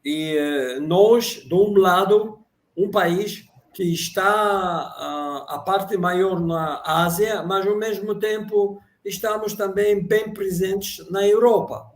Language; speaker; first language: Portuguese; non-native, fluent; Russian